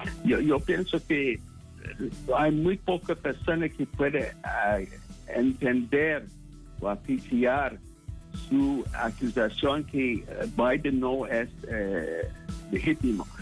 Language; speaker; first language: Spanish; non-native, fluent; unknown